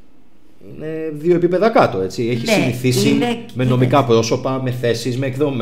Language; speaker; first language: Greek; native; Greek